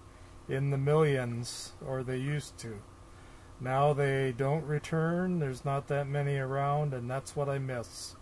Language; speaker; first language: English; native; English